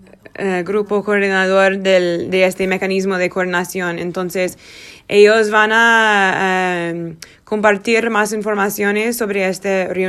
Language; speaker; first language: Spanish; non-native, learner; Portuguese